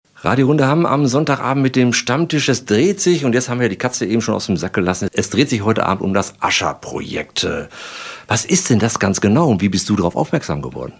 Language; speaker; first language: German; native; German